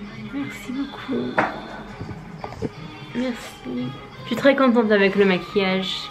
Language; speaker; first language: French; non-native, learner; English